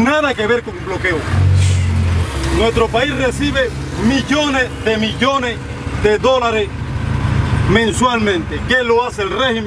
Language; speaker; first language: Spanish; native; Spanish